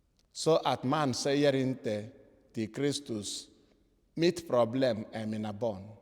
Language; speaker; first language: Swedish; non-native, fluent; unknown